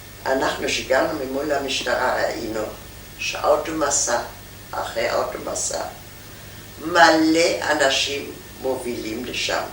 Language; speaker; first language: Hebrew; non-native, fluent; German